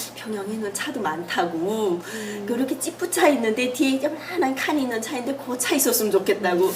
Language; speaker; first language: Korean; native; Korean